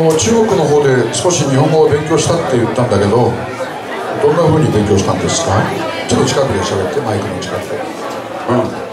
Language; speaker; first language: Japanese; native; Japanese